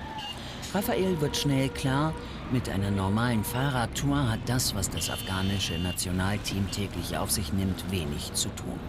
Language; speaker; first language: German; native; German